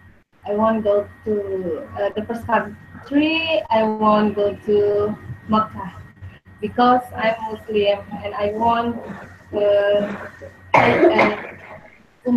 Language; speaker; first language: English; non-native, learner; Indonesian